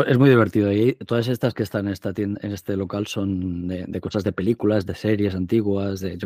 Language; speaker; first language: Spanish; native; Spanish